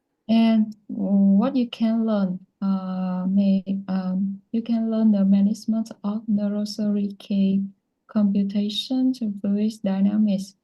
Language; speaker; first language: English; non-native, learner; Vietnamese